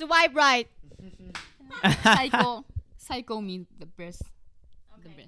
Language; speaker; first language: English; non-native, fluent; Chinese